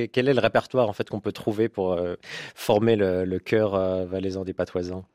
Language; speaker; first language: French; native; French